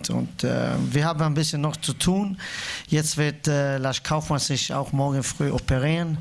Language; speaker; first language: German; non-native, fluent; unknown